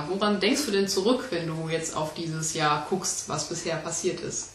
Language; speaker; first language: German; native; German